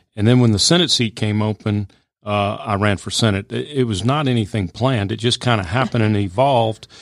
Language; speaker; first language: English; native; English